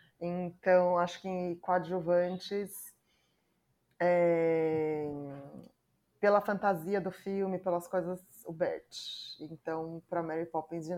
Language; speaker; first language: Portuguese; native; Portuguese